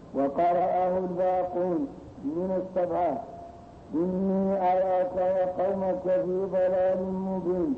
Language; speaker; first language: Arabic; native; Arabic